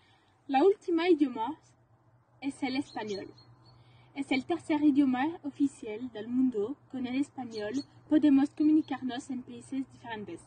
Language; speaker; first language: Spanish; non-native, learner; French